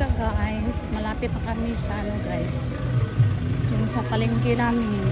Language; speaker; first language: Filipino; non-native, local second language; Cebuano